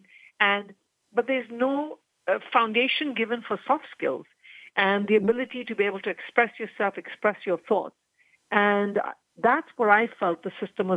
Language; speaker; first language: English; non-native, local second language; Punjabi